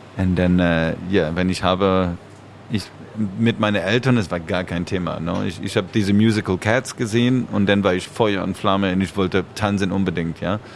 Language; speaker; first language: German; non-native, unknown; French